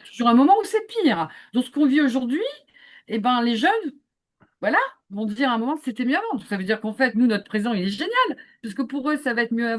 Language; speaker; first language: French; native; French